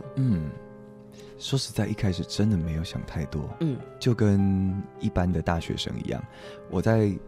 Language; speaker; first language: Chinese; non-native, local second language; Min Nan Chinese